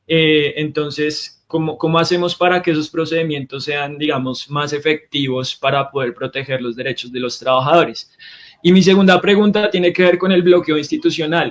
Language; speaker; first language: Spanish; native; Spanish